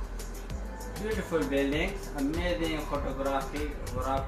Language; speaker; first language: English; non-native, learner; Urdu